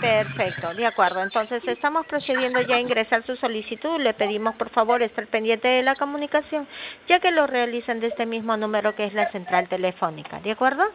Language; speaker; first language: Spanish; native; Spanish